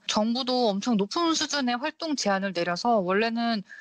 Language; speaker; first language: Korean; native; Korean